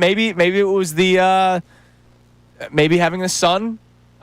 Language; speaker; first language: English; native; English